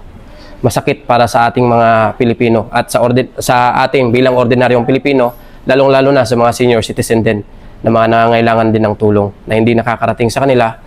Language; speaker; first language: Filipino; native; Filipino